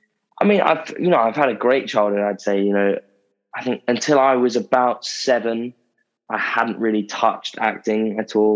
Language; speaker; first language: English; native; English